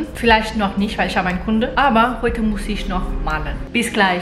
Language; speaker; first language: German; non-native, fluent; Portuguese